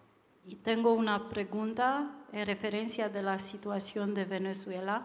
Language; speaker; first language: Spanish; non-native, learner; Romanian